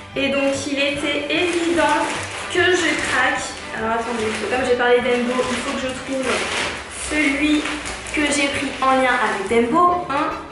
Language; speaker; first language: French; early bilingual, other home language; Portuguese